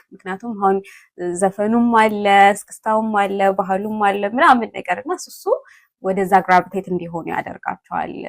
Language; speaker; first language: Amharic; early bilingual, heritage; Amharic